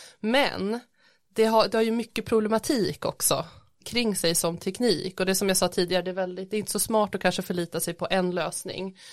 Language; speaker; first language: Swedish; native; Swedish